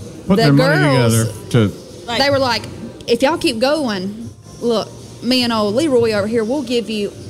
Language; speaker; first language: English; native; English